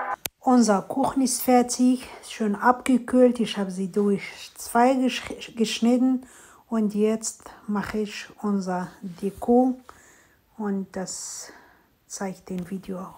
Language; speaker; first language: German; non-native, fluent; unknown